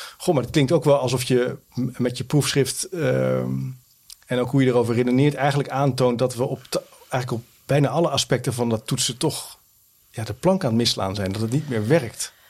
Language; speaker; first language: Dutch; native; Dutch